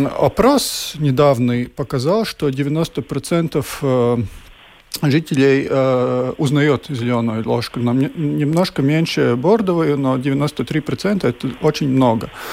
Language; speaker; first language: Russian; non-native, local second language; Latvian